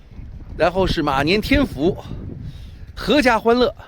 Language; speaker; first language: Chinese; native; Chinese